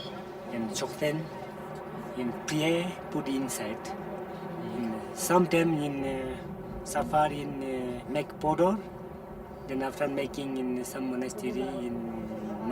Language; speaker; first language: English; non-native, learner; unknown